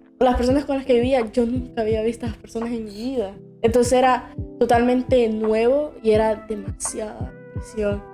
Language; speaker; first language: Spanish; native; Spanish